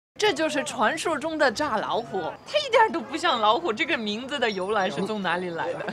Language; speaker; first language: Chinese; non-native, fluent; Polish